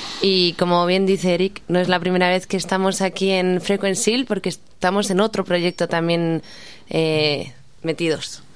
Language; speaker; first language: Spanish; native; Spanish